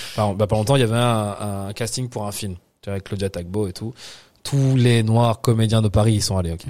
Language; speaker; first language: French; native; French